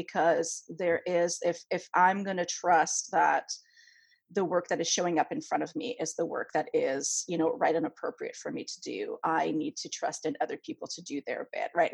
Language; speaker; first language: English; non-native, fluent; French